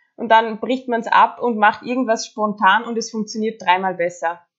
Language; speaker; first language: German; native; German